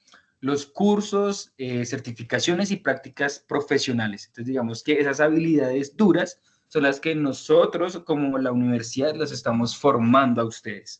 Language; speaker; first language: Spanish; native; Spanish